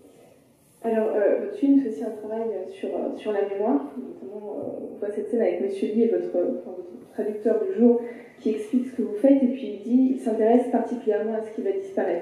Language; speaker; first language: French; native; French